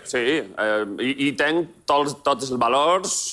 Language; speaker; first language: Catalan; non-native, local second language; Spanish